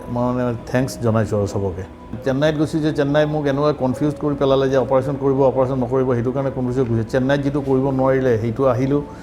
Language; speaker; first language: Assamese; non-native, local second language; Bangla